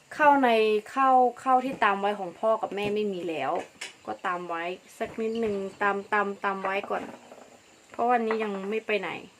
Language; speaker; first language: Thai; non-native, local second language; Karen languages